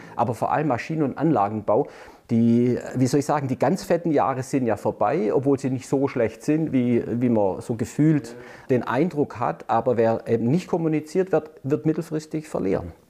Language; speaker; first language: German; native; German